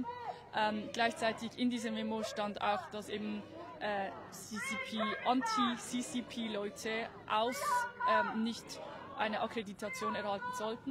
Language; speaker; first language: German; early bilingual, other home language; Tibetan